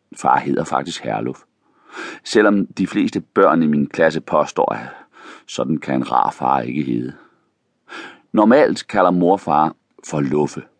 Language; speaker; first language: Danish; native; Danish